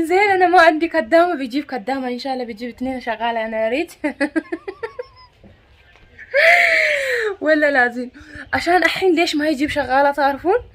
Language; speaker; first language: Arabic; non-native, learner; Amharic